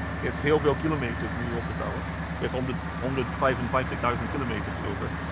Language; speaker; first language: Dutch; non-native, fluent; English